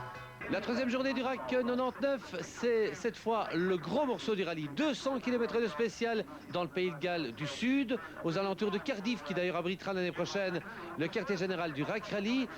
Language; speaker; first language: French; native; French